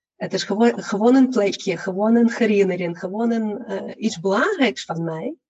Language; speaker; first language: Dutch; non-native, fluent; Ukrainian